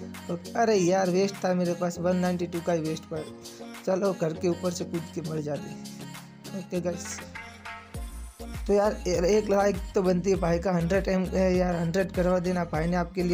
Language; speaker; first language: Hindi; native; Hindi